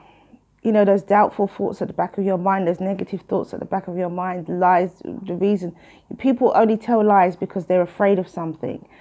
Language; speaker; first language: English; native; English